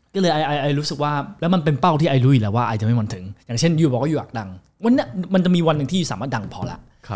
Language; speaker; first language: Thai; non-native, fluent; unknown